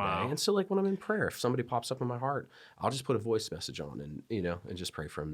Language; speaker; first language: English; native; English